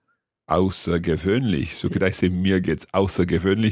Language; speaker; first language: German; non-native, learner; English